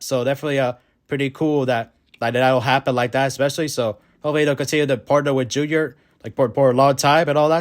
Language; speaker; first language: English; native; English